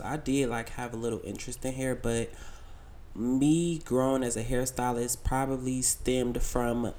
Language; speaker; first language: English; native; English